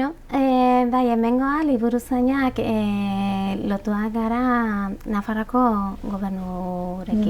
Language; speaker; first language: Basque; non-native, local second language; Spanish